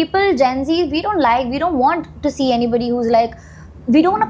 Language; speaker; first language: English; non-native, local second language; Hindi